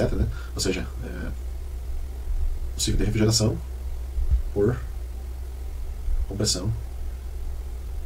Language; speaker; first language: Portuguese; native; Portuguese